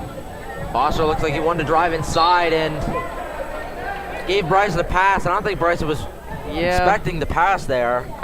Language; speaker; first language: English; native; English